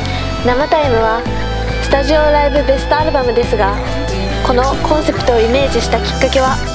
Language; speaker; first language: Japanese; native; Japanese